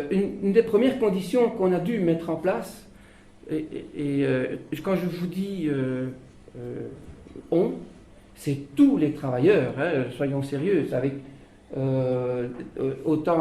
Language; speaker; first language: French; native; French